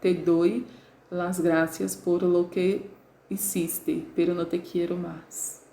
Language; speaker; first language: Spanish; non-native, learner; Portuguese